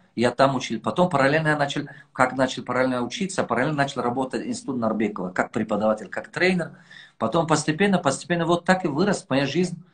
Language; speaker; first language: Russian; non-native, local second language; Tajik